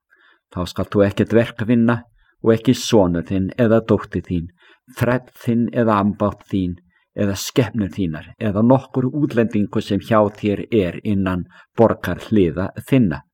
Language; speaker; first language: Icelandic; native; Icelandic